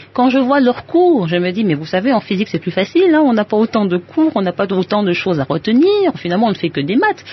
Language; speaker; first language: French; native; French